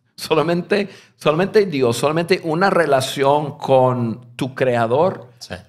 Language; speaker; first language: Spanish; non-native, fluent; English